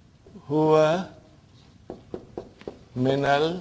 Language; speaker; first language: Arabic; non-native, fluent; Urdu